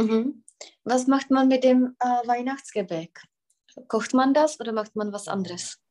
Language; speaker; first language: German; non-native, fluent; Czech